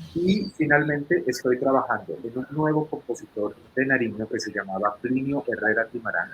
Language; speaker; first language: Spanish; native; Spanish